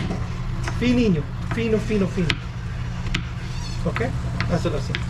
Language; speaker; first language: Spanish; non-native, learner; English